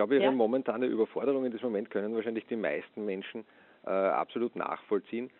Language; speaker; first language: German; native; German